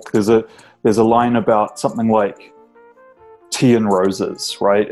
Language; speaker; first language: English; native; English